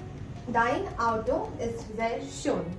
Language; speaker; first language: German; non-native, fluent; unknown